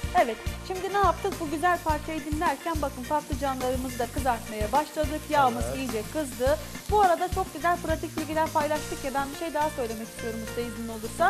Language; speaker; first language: Turkish; non-native, fluent; Arabic